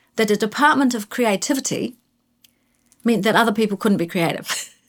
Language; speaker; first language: English; native; English